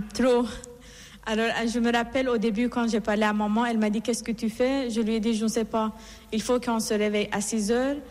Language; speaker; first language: French; non-native, fluent; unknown